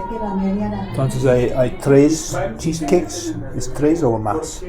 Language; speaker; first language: Spanish; non-native, learner; English